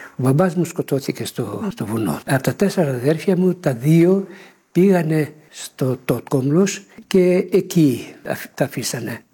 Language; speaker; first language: Greek; early bilingual, heritage; Greek